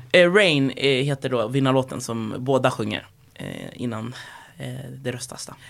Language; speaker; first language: Swedish; early bilingual, other home language; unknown